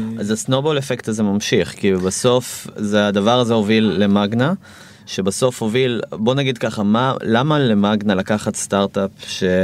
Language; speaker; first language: Hebrew; native; Hebrew